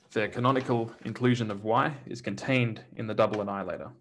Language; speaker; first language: English; native; English